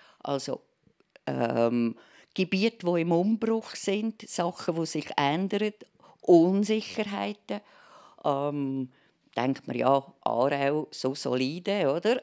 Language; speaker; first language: German; native; German